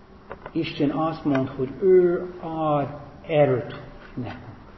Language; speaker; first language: Hungarian; non-native, fluent; English